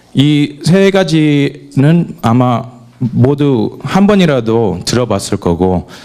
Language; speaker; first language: Korean; non-native, fluent; English